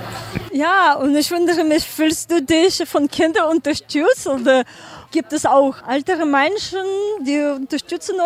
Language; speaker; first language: German; non-native, learner; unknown